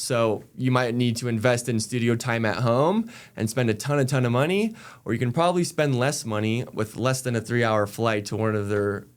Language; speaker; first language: English; native; English